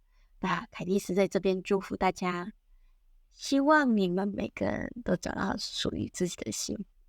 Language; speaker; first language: Chinese; native; Chinese